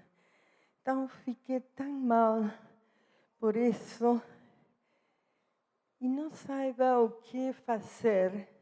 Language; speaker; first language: Portuguese; non-native, fluent; Spanish